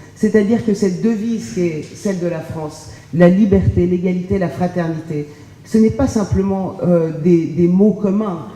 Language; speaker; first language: French; early bilingual, other home language; Persian